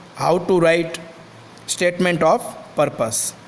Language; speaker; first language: English; non-native, local second language; Gujarati